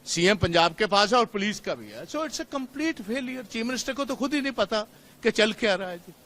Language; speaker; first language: Hindi; non-native, local second language; Punjabi